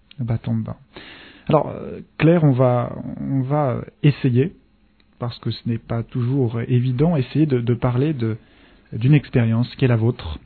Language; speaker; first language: French; native; French